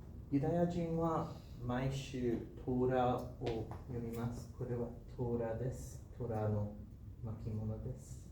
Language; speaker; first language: Japanese; non-native, learner; English